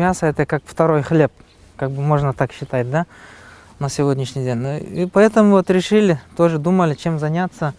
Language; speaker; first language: Russian; non-native, local second language; Kyrgyz